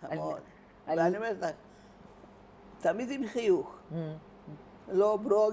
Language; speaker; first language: Hebrew; non-native, fluent; Hungarian